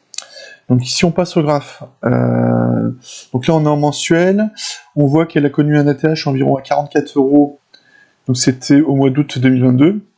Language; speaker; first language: French; native; French